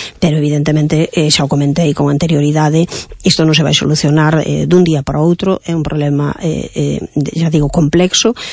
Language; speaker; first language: Galician; native; Galician